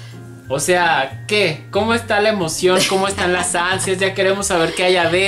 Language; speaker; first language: Spanish; native; Spanish